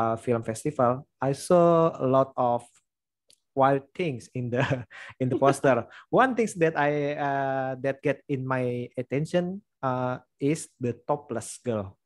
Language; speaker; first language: English; non-native, learner; Indonesian